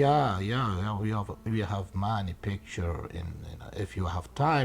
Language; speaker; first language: English; non-native, learner; Persian